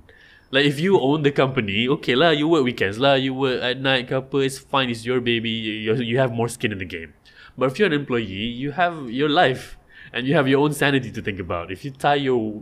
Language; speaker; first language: English; non-native, local second language; Malay